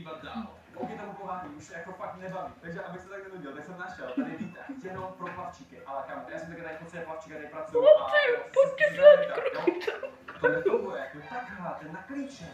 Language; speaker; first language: Czech; native; Czech